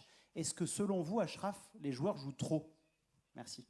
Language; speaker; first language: French; native; French